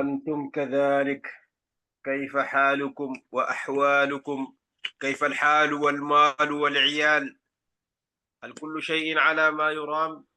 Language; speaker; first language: Arabic; non-native, fluent; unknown